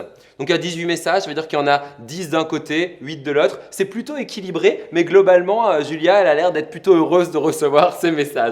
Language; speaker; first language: French; native; French